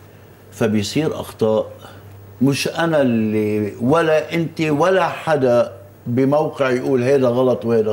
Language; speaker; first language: Arabic; native; Arabic